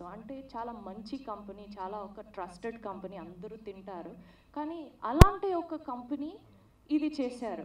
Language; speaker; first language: Telugu; non-native, learner; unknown